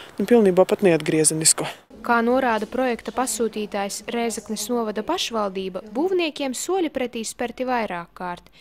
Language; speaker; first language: Latvian; native; Latvian